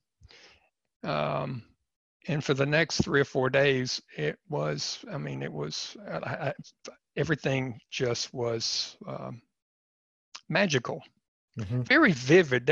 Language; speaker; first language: English; native; English